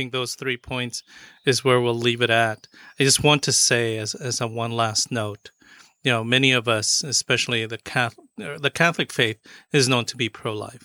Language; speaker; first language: English; native; English